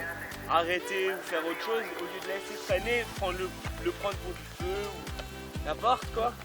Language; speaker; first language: French; native; French